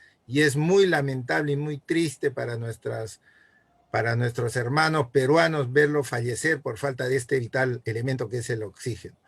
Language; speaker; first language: Spanish; native; Spanish